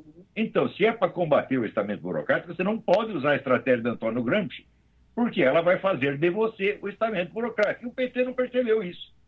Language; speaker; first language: Portuguese; native; Portuguese